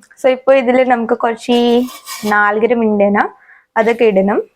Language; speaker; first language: Malayalam; non-native, learner; Kannada